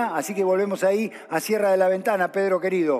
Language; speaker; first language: Spanish; native; Spanish